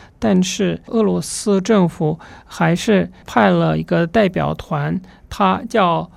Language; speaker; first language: Chinese; non-native, fluent; Russian